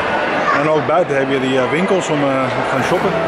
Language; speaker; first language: Dutch; non-native, fluent; Spanish